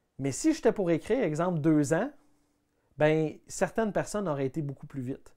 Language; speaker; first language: French; native; French